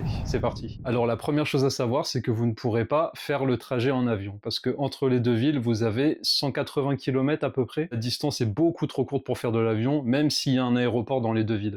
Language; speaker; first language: French; native; French